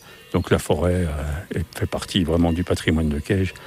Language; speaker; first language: French; native; French